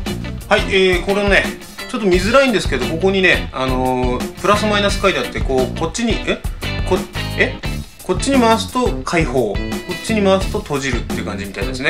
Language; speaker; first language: Japanese; native; Japanese